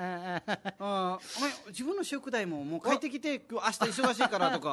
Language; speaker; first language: Japanese; non-native, fluent; Nepali